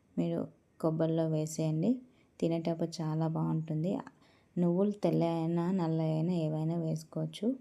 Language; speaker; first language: Telugu; native; Telugu